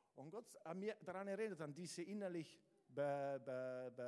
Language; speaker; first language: German; non-native, fluent; Italian